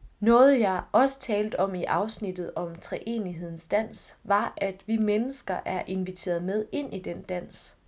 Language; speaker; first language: Danish; native; Danish